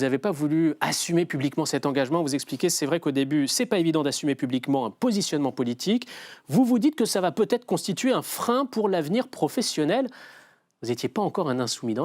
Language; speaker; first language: French; native; French